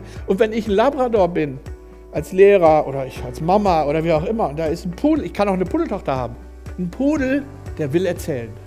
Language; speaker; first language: German; native; German